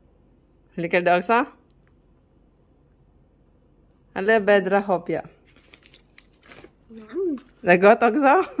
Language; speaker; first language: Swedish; non-native, learner; Filipino